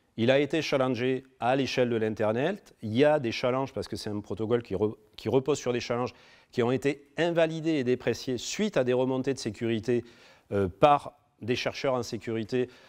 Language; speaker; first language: French; native; French